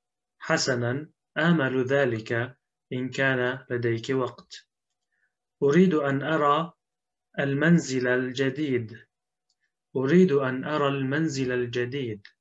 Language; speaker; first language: Arabic; non-native, fluent; Turkish